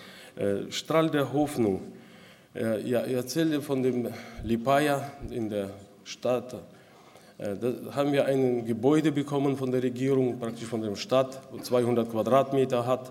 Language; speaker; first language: German; non-native, local second language; Russian